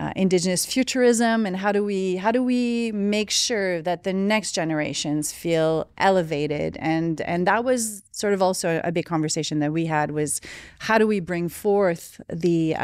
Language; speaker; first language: English; early bilingual, other home language; French